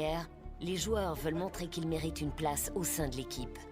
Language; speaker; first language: French; native; French